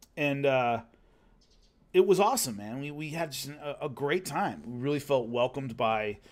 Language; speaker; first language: English; native; English